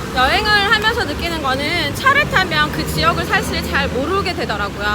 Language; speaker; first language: Korean; native; Korean